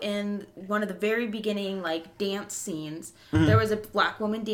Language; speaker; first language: English; native; English